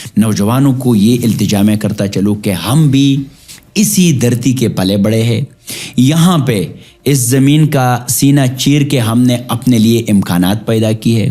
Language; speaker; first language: Urdu; non-native, local second language; Pashto